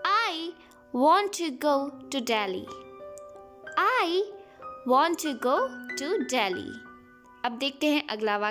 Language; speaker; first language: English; non-native, local second language; Hindi